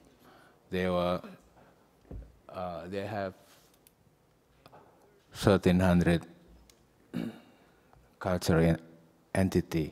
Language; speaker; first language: English; non-native, learner; Indonesian